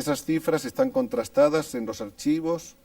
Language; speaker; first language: Spanish; native; Spanish